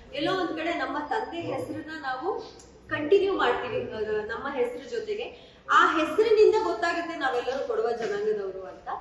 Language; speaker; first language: Kannada; non-native, local second language; Kodava